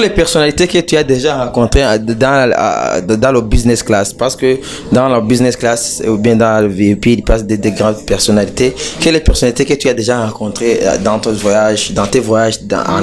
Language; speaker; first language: French; non-native, local second language; Rundi